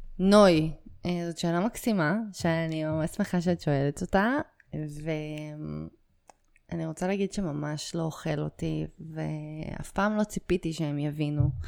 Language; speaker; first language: Hebrew; native; Hebrew